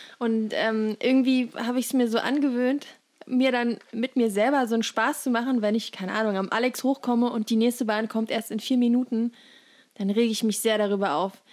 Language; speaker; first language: German; native; German